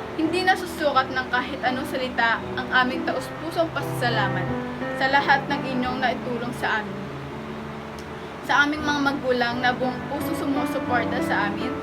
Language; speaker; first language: Filipino; native; Filipino